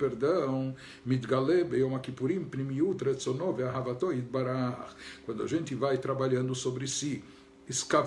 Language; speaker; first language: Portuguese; native; Portuguese